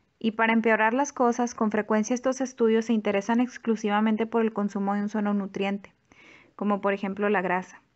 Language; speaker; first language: Spanish; native; Spanish